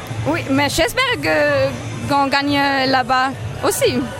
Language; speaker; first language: French; non-native, local second language; German